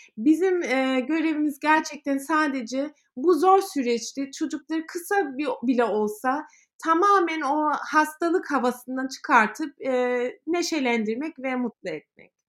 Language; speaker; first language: Turkish; early bilingual, heritage; Turkish